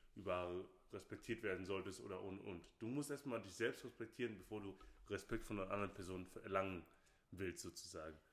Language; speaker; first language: German; non-native, fluent; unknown